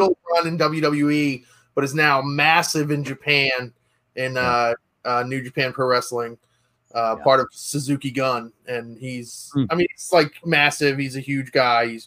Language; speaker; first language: English; native; English